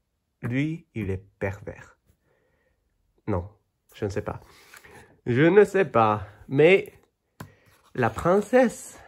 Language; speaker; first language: French; non-native, fluent; Chinese